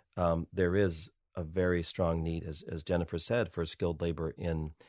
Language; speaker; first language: English; native; English